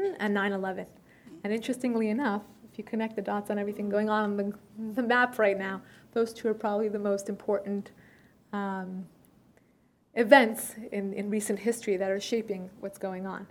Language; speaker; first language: English; early bilingual, other home language; Persian